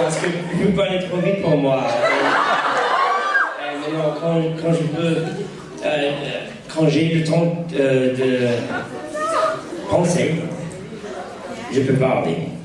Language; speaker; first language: French; non-native, learner; English